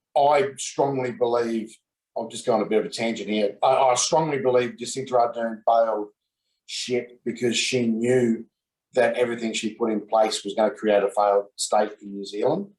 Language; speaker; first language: English; native; English